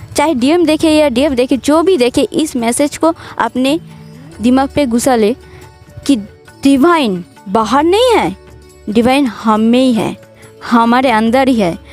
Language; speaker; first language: Hindi; non-native, local second language; Bangla